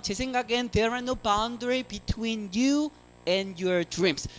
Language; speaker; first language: English; non-native, fluent; Korean